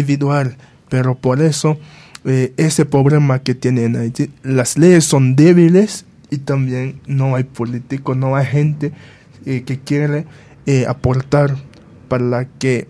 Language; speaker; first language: Spanish; non-native, fluent; Haitian Creole